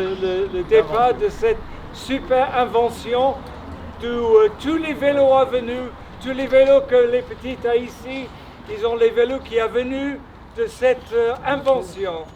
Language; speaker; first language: French; non-native, learner; English